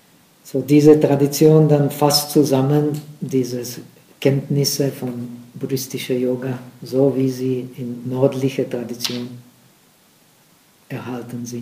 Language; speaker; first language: German; non-native, fluent; Czech